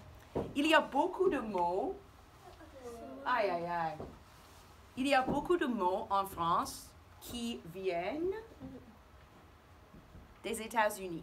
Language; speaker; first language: French; non-native, fluent; English